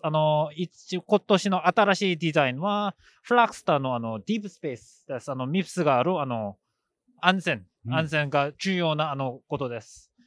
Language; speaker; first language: Japanese; non-native, learner; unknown